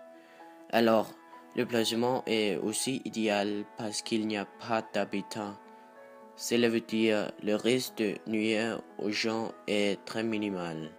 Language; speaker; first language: French; non-native, learner; Danish